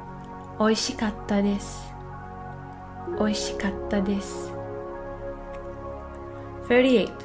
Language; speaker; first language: Japanese; non-native, fluent; English